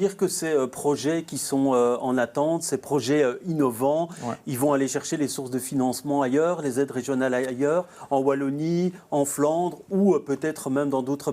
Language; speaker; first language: French; native; French